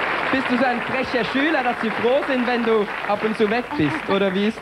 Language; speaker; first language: German; native; German